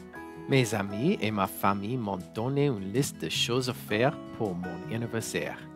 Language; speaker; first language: French; non-native, learner; English